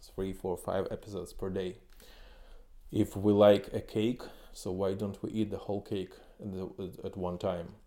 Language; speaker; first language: English; non-native, fluent; Ukrainian